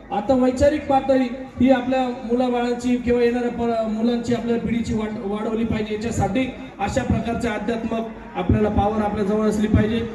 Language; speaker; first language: Marathi; native; Marathi